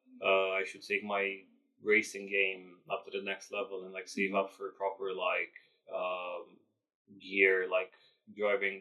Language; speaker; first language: English; non-native, fluent; Romanian